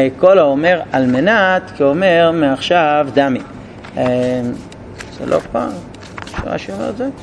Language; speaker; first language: Hebrew; non-native, fluent; English